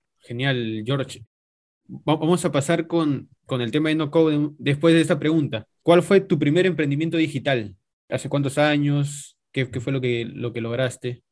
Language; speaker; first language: Spanish; native; Spanish